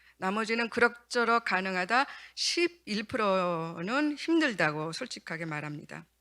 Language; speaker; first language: Korean; native; Korean